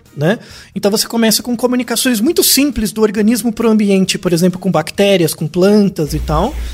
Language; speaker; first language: Portuguese; native; Portuguese